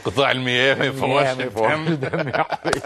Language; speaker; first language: Arabic; native; Arabic